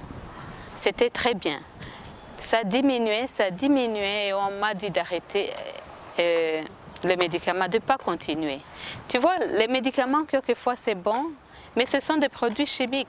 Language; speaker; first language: French; non-native, local second language; Kinyarwanda